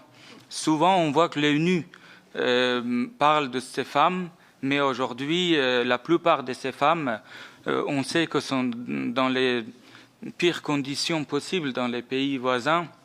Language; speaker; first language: French; non-native, fluent; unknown